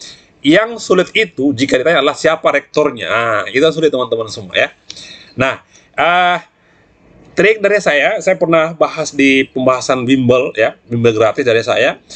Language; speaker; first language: Indonesian; native; Indonesian